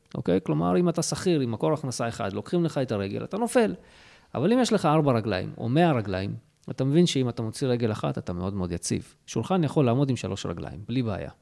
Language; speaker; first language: Hebrew; early bilingual, other home language; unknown